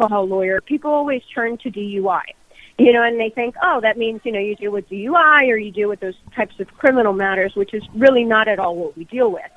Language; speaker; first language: English; native; English